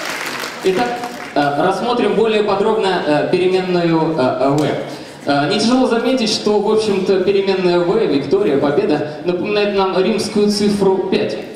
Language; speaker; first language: Russian; native; Russian